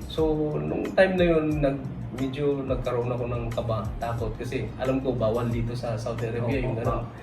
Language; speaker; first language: Filipino; non-native, local second language; Cebuano